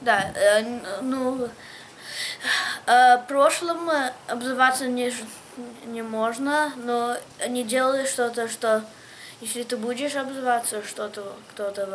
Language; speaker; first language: Russian; early bilingual, heritage; English